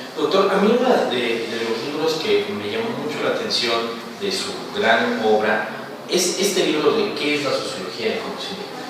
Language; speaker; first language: Spanish; native; Spanish